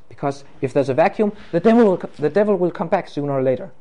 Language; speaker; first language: English; non-native, fluent; Danish